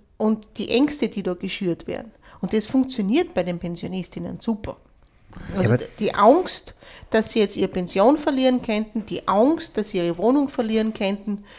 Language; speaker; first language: German; native; German